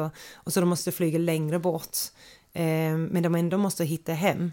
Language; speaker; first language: Swedish; non-native, fluent; English